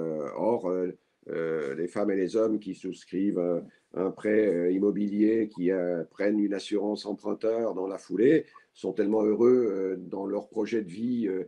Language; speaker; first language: French; native; French